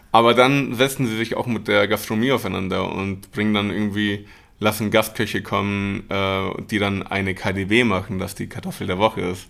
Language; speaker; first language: German; early bilingual, other home language; Spanish